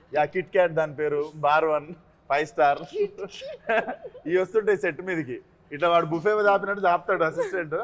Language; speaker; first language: Telugu; native; Telugu